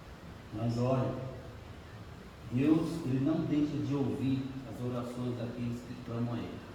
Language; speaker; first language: Portuguese; native; Portuguese